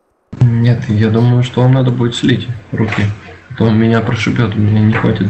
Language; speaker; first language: Russian; native; Russian